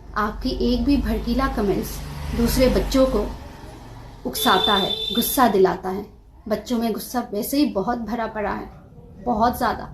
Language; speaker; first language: Hindi; non-native, local second language; Kok Borok